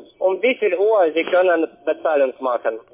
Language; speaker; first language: German; non-native, learner; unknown